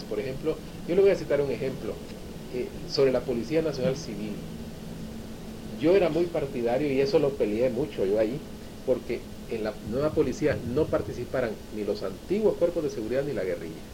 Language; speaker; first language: Spanish; native; Spanish